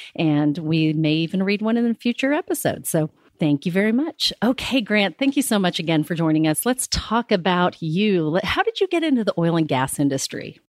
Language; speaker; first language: English; native; English